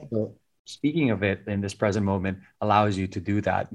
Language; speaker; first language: English; non-native, local second language; Filipino